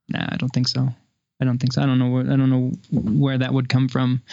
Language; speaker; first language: English; native; English